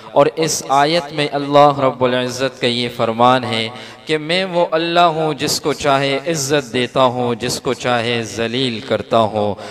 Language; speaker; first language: Urdu; native; Urdu